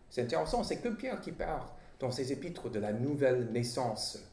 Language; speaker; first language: French; non-native, fluent; English